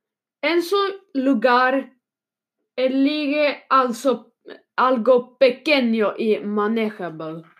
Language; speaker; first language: Spanish; non-native, learner; Swedish